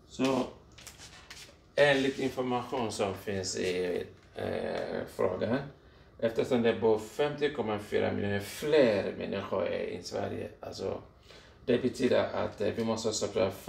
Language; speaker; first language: Swedish; non-native, fluent; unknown